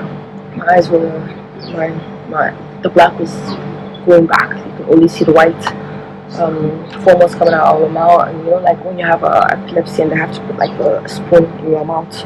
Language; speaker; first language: English; non-native, local second language; Hausa